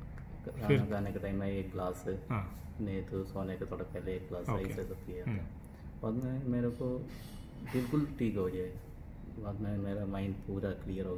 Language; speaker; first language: Hindi; non-native, local second language; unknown